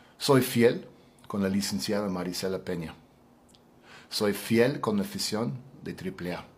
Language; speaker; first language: Spanish; non-native, fluent; English